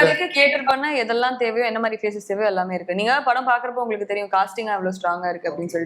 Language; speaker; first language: Tamil; native; Tamil